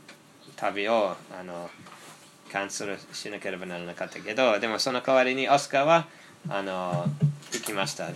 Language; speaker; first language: Japanese; non-native, fluent; English